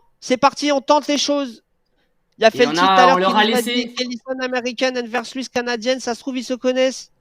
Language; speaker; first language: French; native; French